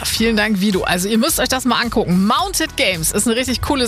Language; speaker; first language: German; native; German